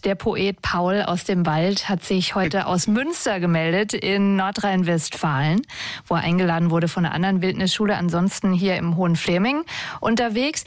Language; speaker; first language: German; native; German